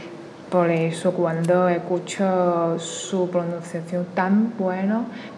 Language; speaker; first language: Spanish; non-native, learner; Chinese